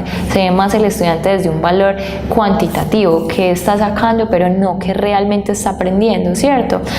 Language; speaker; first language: Spanish; native; Spanish